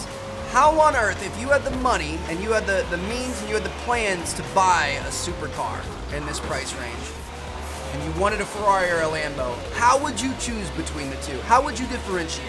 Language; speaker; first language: English; native; English